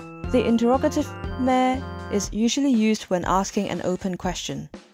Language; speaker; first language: English; non-native, local second language; Cantonese